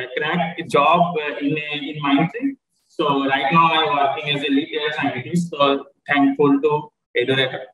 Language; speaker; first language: English; non-native, local second language; Bangla